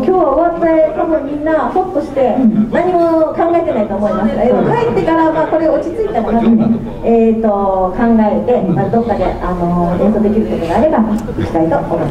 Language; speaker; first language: Japanese; native; Japanese